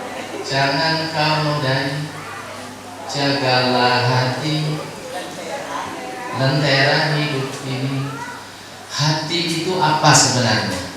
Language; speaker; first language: Indonesian; non-native, local second language; Javanese